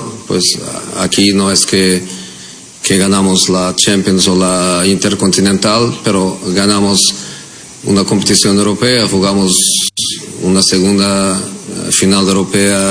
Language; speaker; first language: Spanish; non-native, fluent; Portuguese